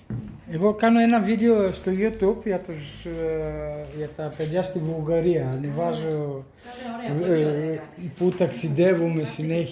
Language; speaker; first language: Greek; non-native, fluent; Bulgarian